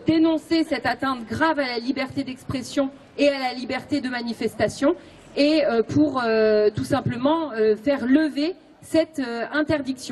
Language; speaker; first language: French; native; French